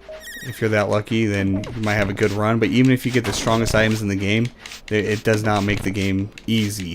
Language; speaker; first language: English; native; English